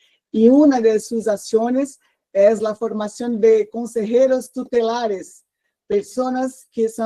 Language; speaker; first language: Spanish; non-native, learner; Portuguese